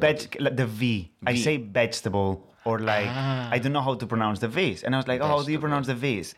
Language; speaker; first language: English; non-native, fluent; Spanish